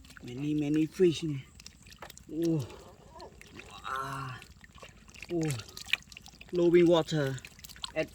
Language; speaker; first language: English; non-native, learner; Vietnamese